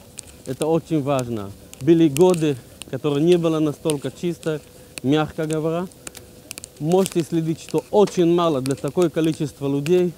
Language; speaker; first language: Russian; non-native, fluent; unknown